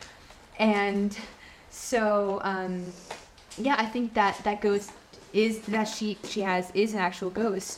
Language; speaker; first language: English; native; English